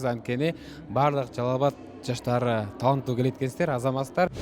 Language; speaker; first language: Kyrgyz; native; Kyrgyz